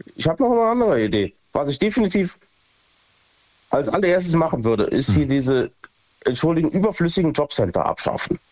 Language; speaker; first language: German; native; German